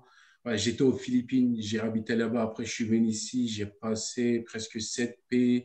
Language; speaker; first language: French; non-native, learner; Turkish